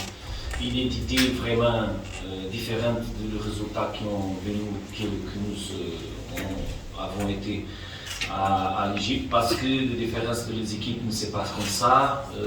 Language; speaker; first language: French; non-native, fluent; Portuguese